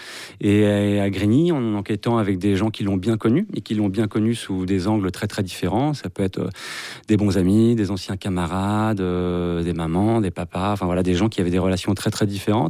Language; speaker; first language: French; native; French